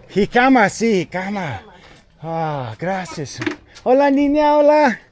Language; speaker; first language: Spanish; non-native, learner; English